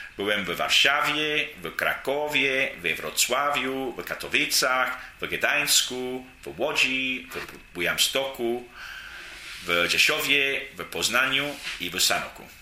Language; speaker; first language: Polish; non-native, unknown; English